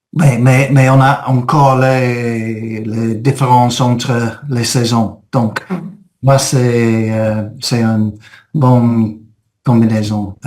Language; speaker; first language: French; non-native, fluent; English